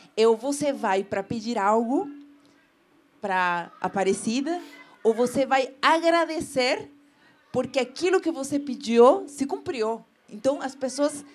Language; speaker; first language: Portuguese; non-native, fluent; Spanish